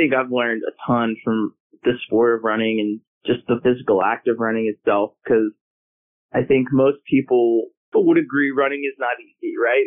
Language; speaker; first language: English; native; English